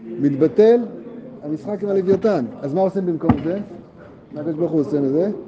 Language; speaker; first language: Hebrew; native; Hebrew